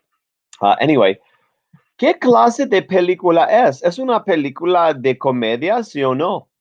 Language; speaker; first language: Spanish; non-native, fluent; English